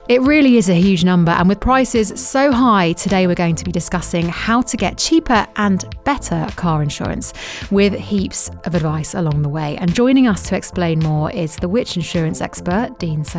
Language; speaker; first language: English; native; English